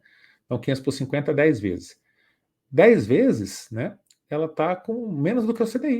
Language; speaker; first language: Portuguese; native; Portuguese